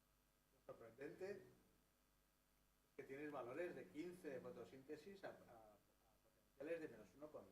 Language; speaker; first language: Spanish; native; Spanish